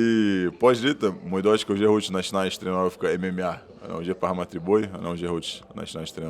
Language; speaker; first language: Russian; non-native, learner; Portuguese